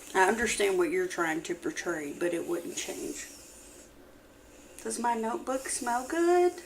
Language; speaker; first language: English; native; English